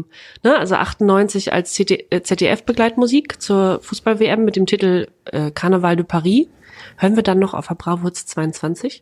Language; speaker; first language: German; native; German